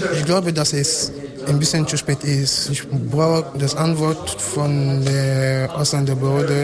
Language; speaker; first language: German; non-native, learner; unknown